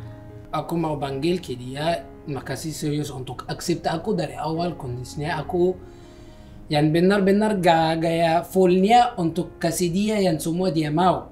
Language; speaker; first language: Indonesian; non-native, learner; Arabic